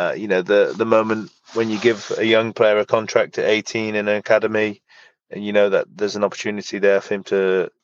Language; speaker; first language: English; native; English